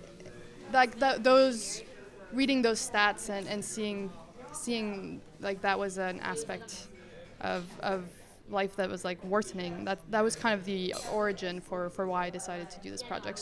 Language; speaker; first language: English; non-native, fluent; Spanish